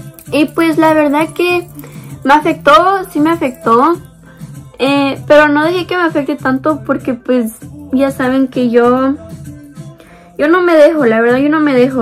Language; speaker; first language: Spanish; early bilingual, heritage; Spanish